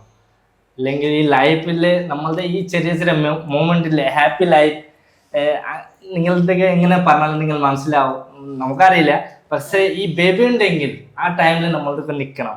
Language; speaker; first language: Malayalam; non-native, learner; Hindi